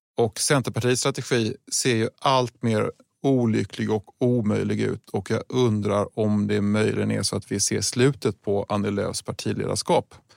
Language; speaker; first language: Swedish; native; Swedish